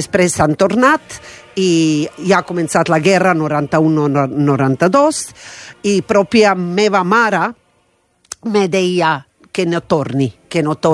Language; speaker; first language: Catalan; non-native, fluent; Croatian